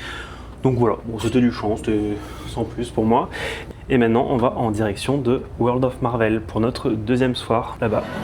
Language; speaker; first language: French; native; French